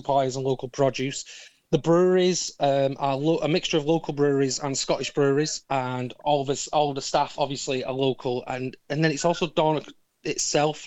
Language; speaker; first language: English; native; English